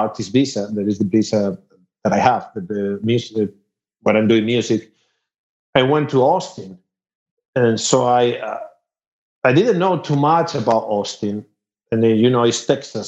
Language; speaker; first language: English; non-native, fluent; Spanish